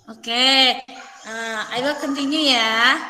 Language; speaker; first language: English; non-native, fluent; Indonesian